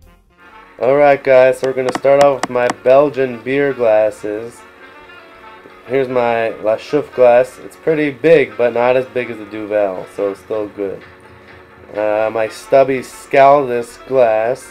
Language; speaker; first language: English; native; English